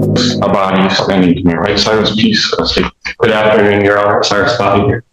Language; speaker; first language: English; native; English